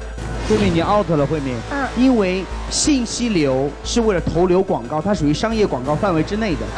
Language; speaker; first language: Chinese; native; Chinese